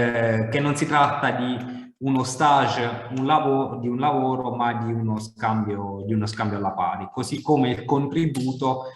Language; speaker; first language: Italian; native; Italian